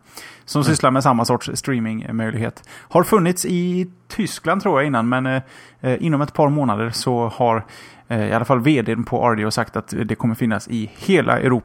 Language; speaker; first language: Swedish; native; Swedish